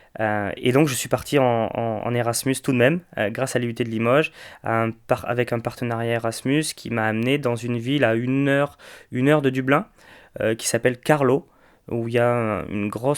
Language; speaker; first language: French; native; French